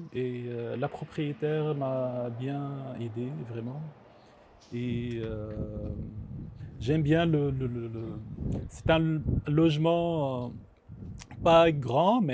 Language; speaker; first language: French; non-native, local second language; Arabic